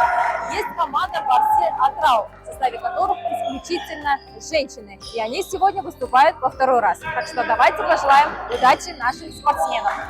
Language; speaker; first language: Russian; native; Russian